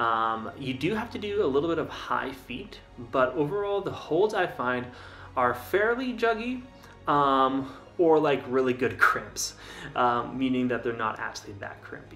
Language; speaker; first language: English; native; English